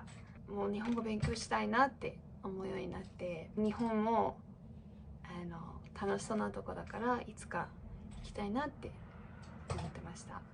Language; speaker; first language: Japanese; non-native, fluent; English